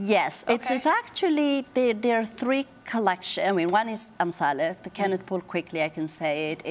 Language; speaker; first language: English; non-native, fluent; Amharic